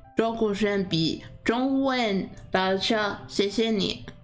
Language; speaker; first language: Chinese; non-native, learner; English